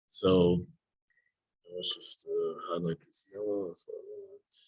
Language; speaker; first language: English; native; English